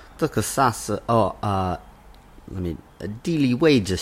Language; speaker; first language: Chinese; non-native, learner; English